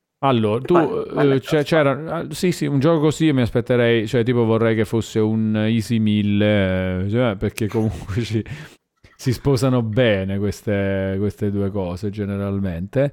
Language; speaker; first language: Italian; native; Italian